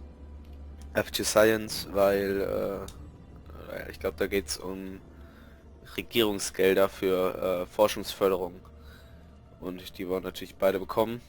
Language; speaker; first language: German; native; German